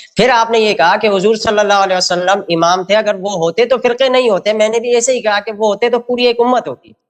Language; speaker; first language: Urdu; non-native, local second language; Pashto